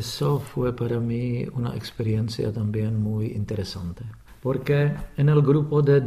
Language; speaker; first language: Spanish; non-native, fluent; Czech